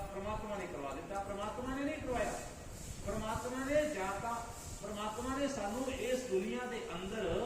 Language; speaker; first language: Hindi; non-native, local second language; Punjabi